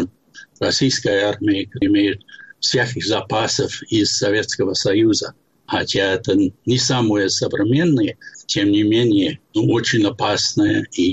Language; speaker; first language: Russian; non-native, fluent; English